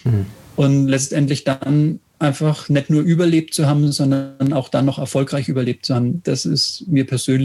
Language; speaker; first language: German; native; German